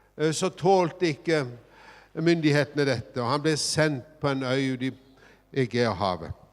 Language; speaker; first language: Norwegian; native; Norwegian